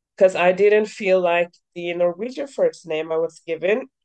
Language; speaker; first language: English; early bilingual, other home language; Norwegian